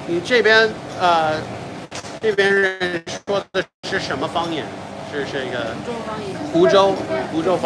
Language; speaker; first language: Chinese; non-native, fluent; English